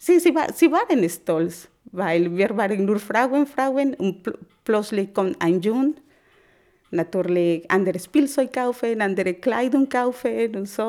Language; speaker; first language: German; non-native, learner; Spanish